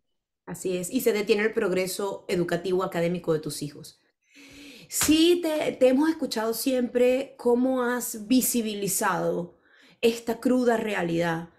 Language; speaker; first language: Spanish; native; Spanish